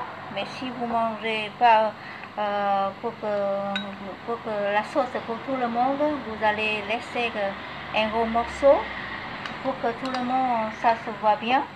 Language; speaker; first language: French; non-native, fluent; Vietnamese